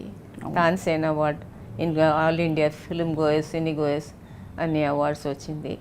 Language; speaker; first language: Telugu; non-native, local second language; Tamil